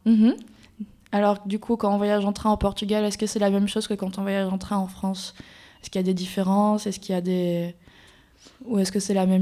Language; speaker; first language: French; native; French